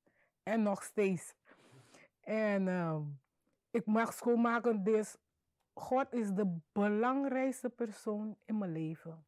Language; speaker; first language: Dutch; non-native, local second language; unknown